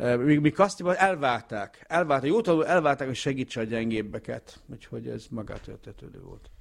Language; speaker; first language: Hungarian; early bilingual, heritage; Hungarian